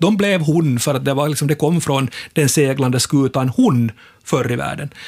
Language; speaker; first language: Swedish; native; Swedish